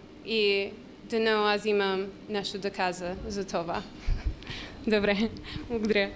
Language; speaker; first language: Bulgarian; non-native, learner; English